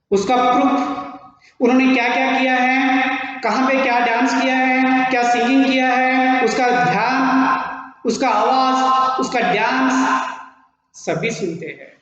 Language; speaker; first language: Hindi; non-native, local second language; Kannada